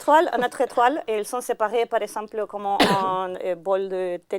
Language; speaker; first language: French; non-native, learner; Spanish